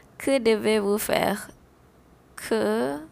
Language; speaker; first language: French; non-native, fluent; Malay